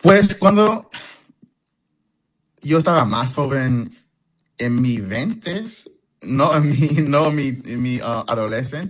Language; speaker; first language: Spanish; non-native, fluent; English